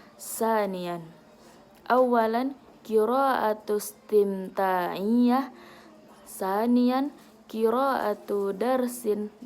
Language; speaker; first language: Arabic; non-native, learner; Indonesian